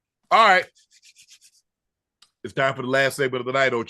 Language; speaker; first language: English; native; English